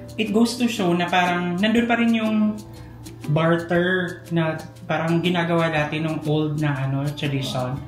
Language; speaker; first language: Filipino; non-native, local second language; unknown